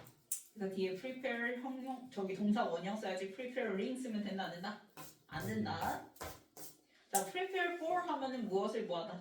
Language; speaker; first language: Korean; native; Korean